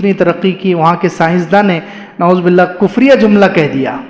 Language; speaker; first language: Urdu; native; Urdu